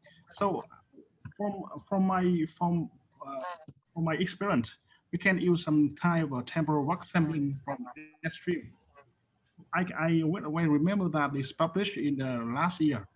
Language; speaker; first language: English; non-native, learner; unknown